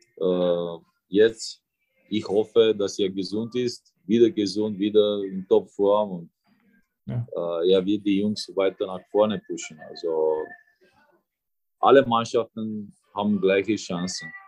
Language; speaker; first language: German; non-native, fluent; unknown